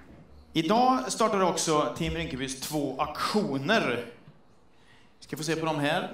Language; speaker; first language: Swedish; native; Swedish